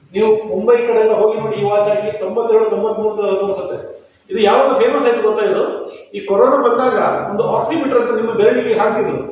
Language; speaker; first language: Kannada; non-native, local second language; Konkani